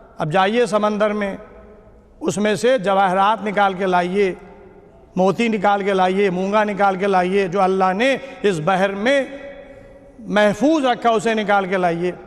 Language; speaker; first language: Urdu; native; Urdu